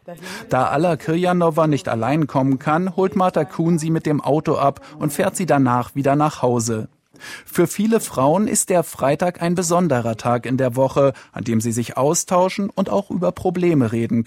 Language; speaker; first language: German; native; German